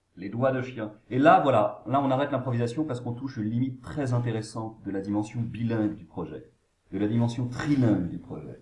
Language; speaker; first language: French; native; French